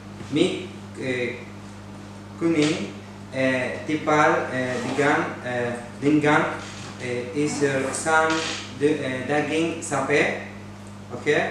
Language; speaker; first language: Indonesian; non-native, learner; Arabic